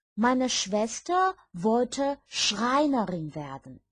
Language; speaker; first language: German; non-native, fluent; Chinese